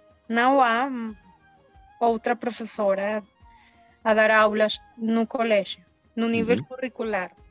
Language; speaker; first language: Portuguese; early bilingual, heritage; Spanish